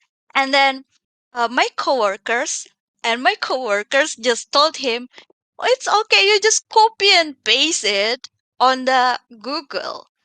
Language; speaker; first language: English; non-native, fluent; Indonesian